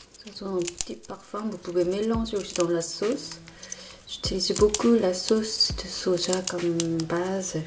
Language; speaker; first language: French; non-native, fluent; Korean